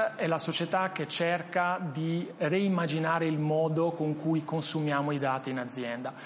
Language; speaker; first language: Italian; non-native, fluent; Albanian